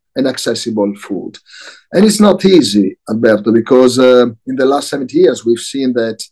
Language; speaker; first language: English; non-native, fluent; Italian